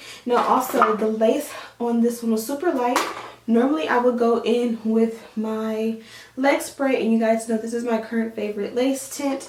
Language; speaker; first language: English; native; English